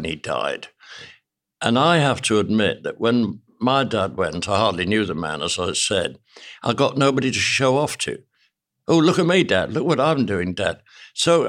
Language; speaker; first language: English; native; English